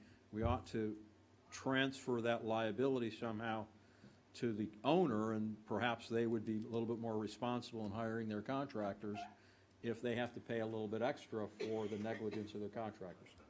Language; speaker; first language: English; native; English